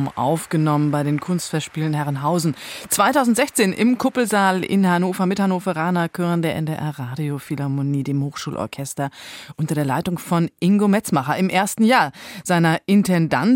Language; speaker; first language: German; native; German